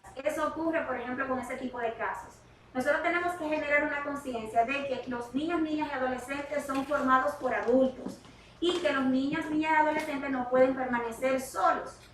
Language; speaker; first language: Spanish; native; Spanish